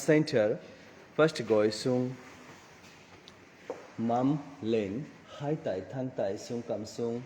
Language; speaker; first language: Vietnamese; non-native, learner; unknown